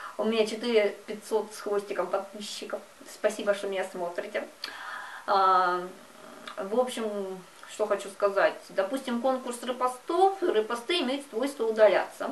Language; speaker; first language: Russian; native; Russian